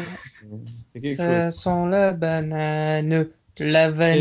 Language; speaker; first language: French; native; French